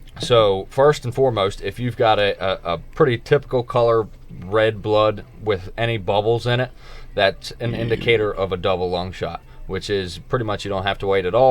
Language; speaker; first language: English; native; English